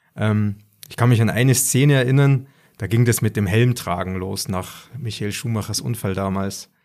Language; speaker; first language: German; native; German